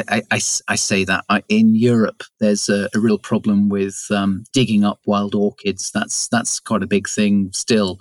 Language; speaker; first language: English; native; English